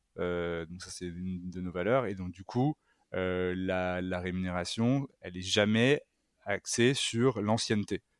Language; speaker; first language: French; native; French